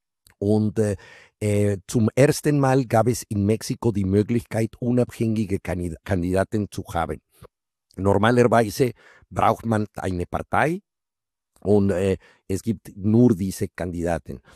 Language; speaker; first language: German; non-native, fluent; Spanish